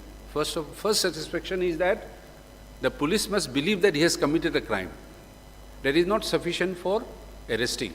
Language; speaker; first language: English; non-native, local second language; Manipuri